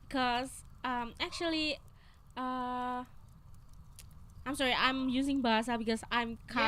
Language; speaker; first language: English; non-native, learner; Indonesian